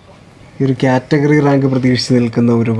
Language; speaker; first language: Malayalam; native; Malayalam